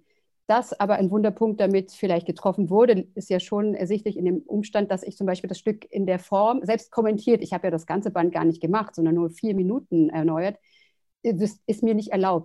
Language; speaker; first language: German; native; German